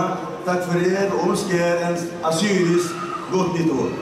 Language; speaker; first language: Swedish; non-native, fluent; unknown